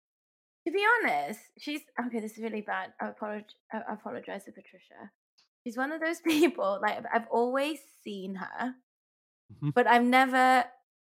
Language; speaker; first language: English; non-native, local second language; Cantonese